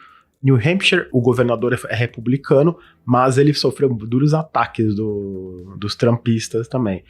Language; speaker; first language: Portuguese; native; Portuguese